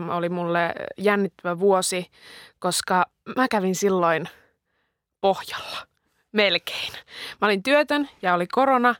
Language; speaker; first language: Finnish; native; Finnish